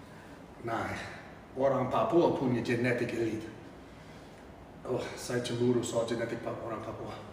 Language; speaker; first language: Indonesian; non-native, fluent; English